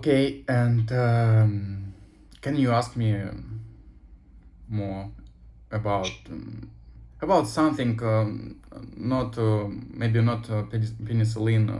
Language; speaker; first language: English; non-native, learner; Russian